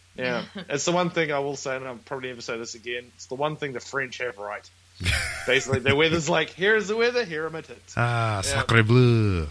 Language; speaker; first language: English; native; English